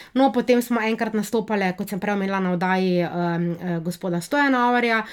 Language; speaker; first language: Slovenian; native; Slovenian